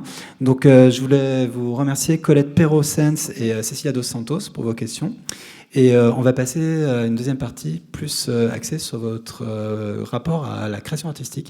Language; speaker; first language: French; native; French